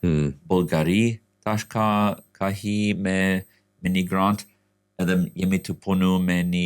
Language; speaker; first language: Albanian; non-native, fluent; English